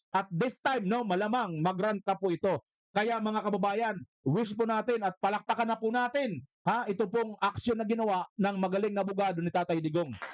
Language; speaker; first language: Filipino; native; Filipino